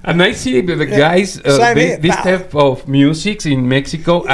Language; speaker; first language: English; non-native, learner; Spanish